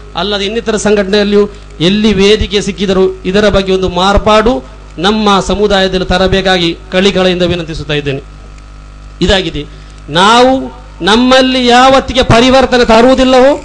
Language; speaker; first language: Kannada; non-native, local second language; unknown